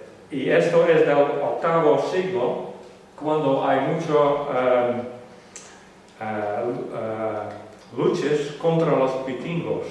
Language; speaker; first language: Spanish; non-native, learner; Western Frisian